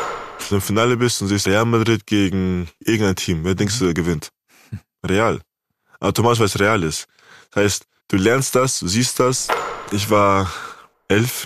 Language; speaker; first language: German; native; German